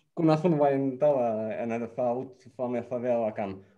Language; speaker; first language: Finnish; non-native, fluent; Turkish